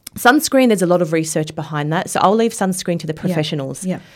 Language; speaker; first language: English; native; English